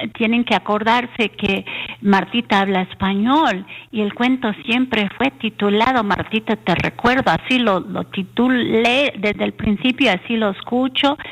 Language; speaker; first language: Spanish; early bilingual, heritage; English